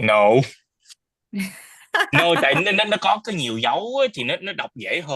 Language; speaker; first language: Vietnamese; early bilingual, heritage; Vietnamese